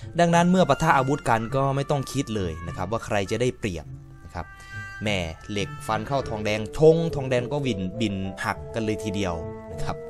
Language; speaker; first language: Thai; native; Thai